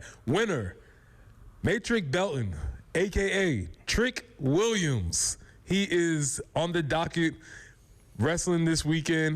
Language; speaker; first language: English; native; English